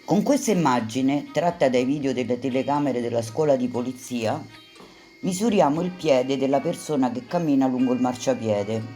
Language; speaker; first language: Italian; native; Italian